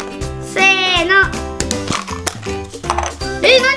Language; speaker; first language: Japanese; native; Japanese